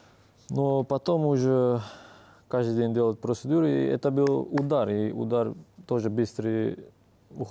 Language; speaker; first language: Russian; non-native, learner; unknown